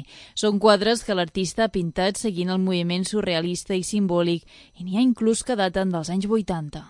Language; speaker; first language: Catalan; native; Catalan